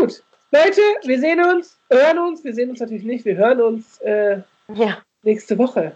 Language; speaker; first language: German; native; German